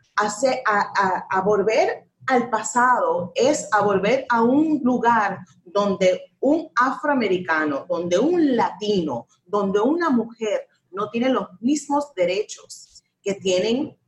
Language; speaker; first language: Spanish; early bilingual, heritage; Spanish